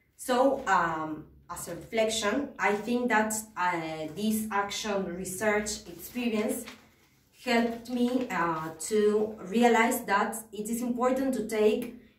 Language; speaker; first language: English; non-native, fluent; Spanish